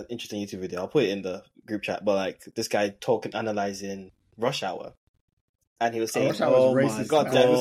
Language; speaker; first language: English; native; English